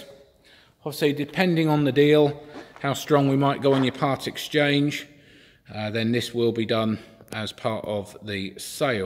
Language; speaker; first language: English; native; English